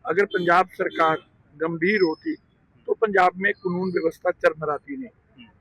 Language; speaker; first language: Hindi; non-native, local second language; Punjabi